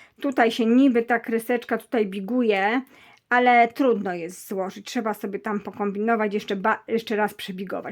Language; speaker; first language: Polish; native; Polish